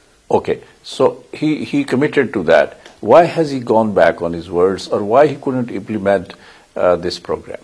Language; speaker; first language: English; non-native, local second language; Urdu